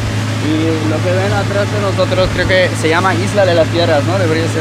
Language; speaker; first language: Spanish; non-native, fluent; German